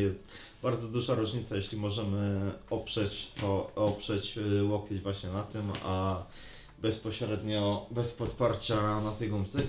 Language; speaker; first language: Polish; native; Polish